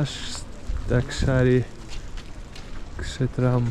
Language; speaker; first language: English; non-native, learner; Russian